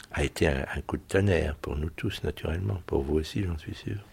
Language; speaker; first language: French; early bilingual, other home language; German